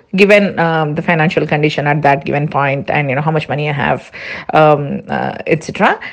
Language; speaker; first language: English; non-native, local second language; Tulu